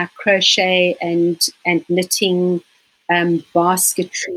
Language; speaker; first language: English; native; English